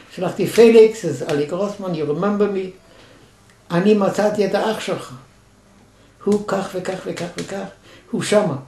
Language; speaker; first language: Hebrew; non-native, fluent; German